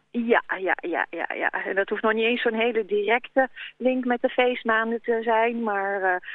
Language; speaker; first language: Dutch; native; Dutch